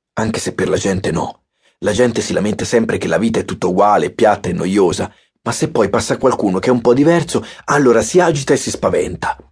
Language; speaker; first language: Italian; native; Italian